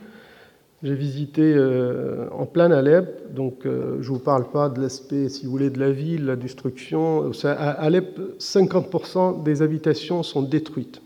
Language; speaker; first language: French; non-native, fluent; Arabic